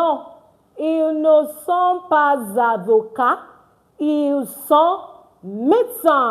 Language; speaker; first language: French; non-native, fluent; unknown